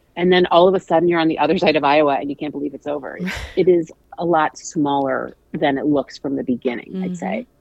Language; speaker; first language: English; native; English